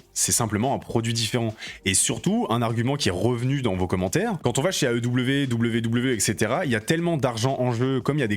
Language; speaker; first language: French; native; French